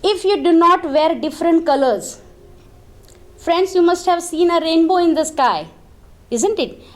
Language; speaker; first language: English; non-native, local second language; Marathi